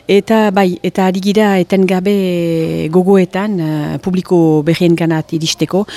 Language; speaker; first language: Basque; native; Basque